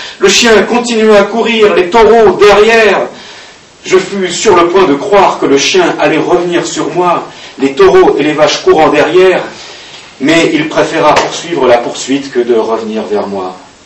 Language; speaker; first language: French; native; French